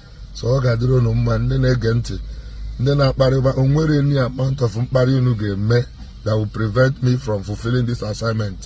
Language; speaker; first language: English; non-native, local second language; Igbo